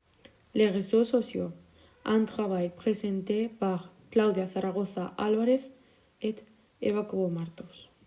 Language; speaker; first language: French; non-native, learner; Spanish